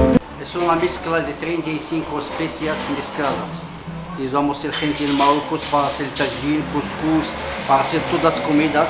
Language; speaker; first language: Spanish; non-native, learner; Arabic